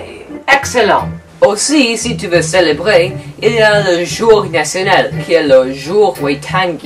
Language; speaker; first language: French; non-native, learner; English